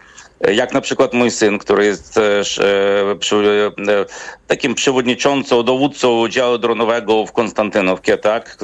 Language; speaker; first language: Polish; non-native, fluent; Ukrainian